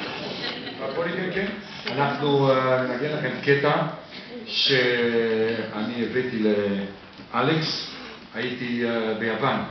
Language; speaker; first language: Hebrew; non-native, fluent; Romanian